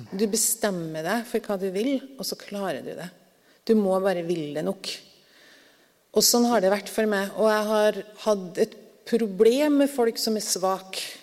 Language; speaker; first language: Norwegian; native; Norwegian